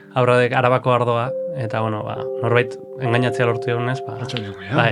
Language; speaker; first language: Basque; native; Basque